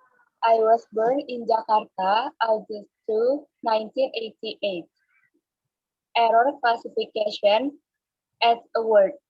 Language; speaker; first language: English; non-native, learner; Indonesian